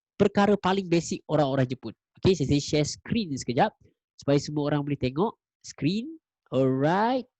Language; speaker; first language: Malay; native; Malay